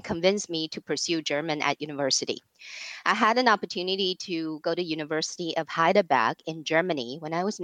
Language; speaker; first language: English; non-native, fluent; Chinese